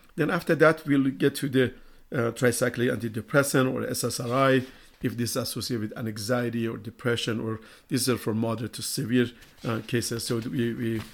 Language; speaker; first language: English; non-native, fluent; Persian